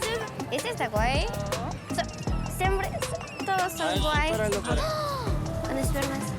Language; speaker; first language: Spanish; non-native, learner; French